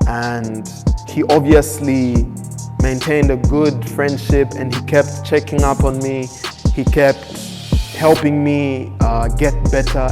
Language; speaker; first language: English; non-native, local second language; Bemba